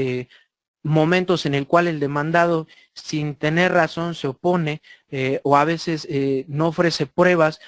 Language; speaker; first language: Spanish; native; Spanish